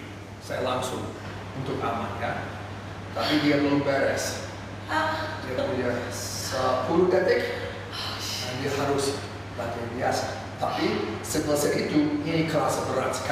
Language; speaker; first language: Indonesian; non-native, fluent; English